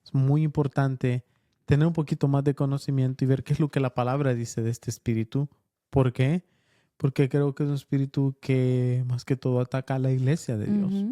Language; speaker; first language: Spanish; early bilingual, heritage; Spanish